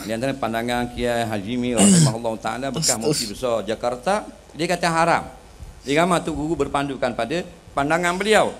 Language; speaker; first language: Malay; native; Malay